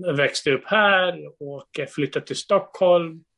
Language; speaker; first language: Swedish; early bilingual, other home language; Portuguese